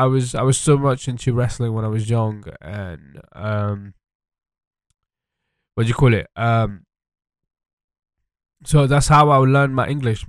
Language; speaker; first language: English; early bilingual, other home language; French